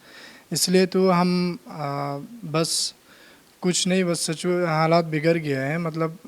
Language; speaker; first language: Hindi; non-native, learner; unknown